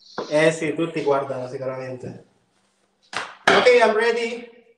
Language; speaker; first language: Italian; non-native, learner; Filipino